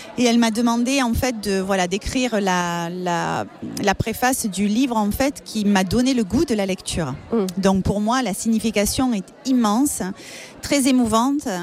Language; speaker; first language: French; native; French